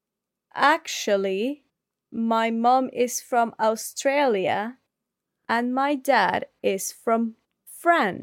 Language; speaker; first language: English; non-native, learner; Spanish